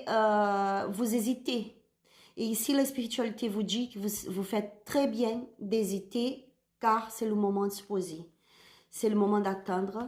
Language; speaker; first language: French; non-native, learner; Spanish